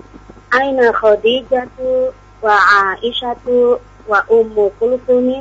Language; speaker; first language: Arabic; non-native, learner; Indonesian